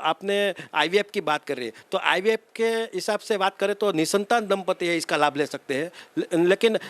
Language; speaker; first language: Hindi; non-native, local second language; Gujarati